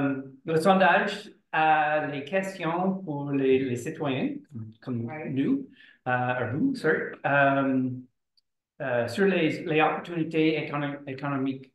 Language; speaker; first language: French; non-native, learner; English